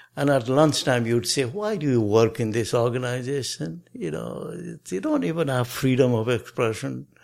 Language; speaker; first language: English; non-native, local second language; Nepali